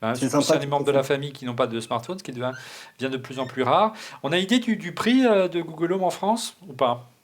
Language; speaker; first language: French; native; French